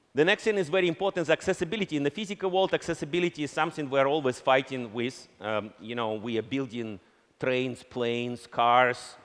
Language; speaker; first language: English; non-native, fluent; Russian